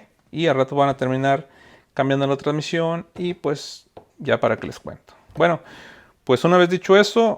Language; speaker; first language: Spanish; native; Spanish